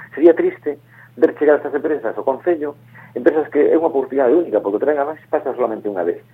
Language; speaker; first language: Galician; non-native, local second language; Spanish